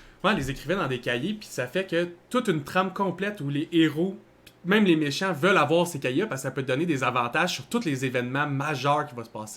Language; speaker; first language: French; native; French